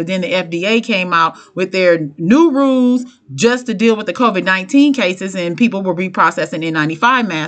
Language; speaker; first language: English; native; English